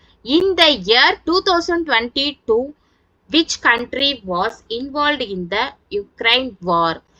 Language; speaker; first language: English; non-native, local second language; Tamil